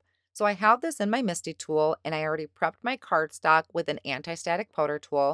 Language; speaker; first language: English; native; English